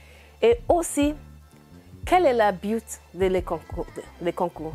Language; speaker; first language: French; non-native, learner; English